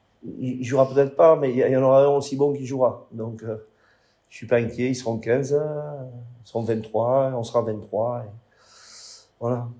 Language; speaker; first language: French; native; French